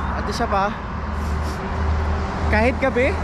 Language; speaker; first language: Filipino; native; Filipino